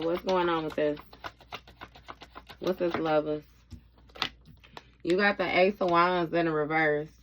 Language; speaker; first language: English; native; English